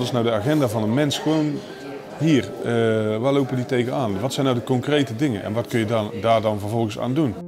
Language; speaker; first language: Dutch; native; Dutch